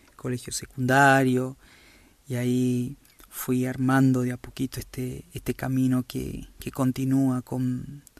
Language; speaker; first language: Spanish; native; Spanish